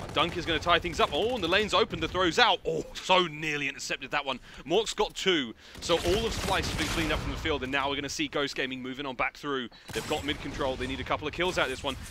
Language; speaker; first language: English; native; English